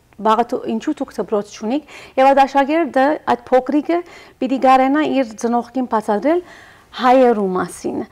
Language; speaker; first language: Armenian; early bilingual, heritage; Armenian